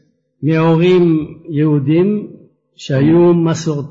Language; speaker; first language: Hebrew; non-native, fluent; French